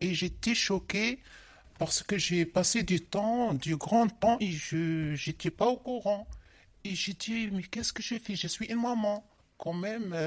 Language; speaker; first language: French; non-native, learner; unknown